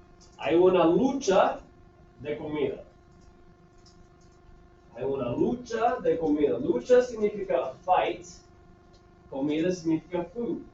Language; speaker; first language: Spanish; non-native, fluent; English